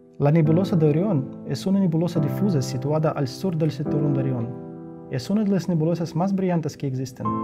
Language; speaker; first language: Spanish; non-native, fluent; Russian